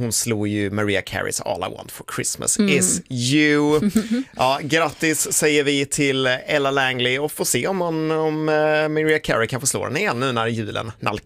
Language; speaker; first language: Swedish; native; Swedish